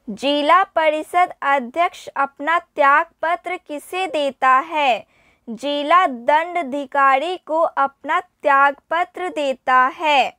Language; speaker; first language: Hindi; native; Hindi